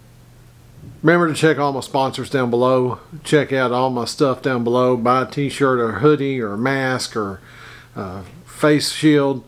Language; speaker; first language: English; native; English